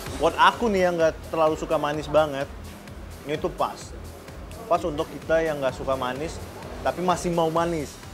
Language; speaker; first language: Indonesian; native; Indonesian